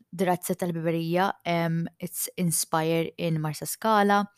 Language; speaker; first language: English; non-native, fluent; Maltese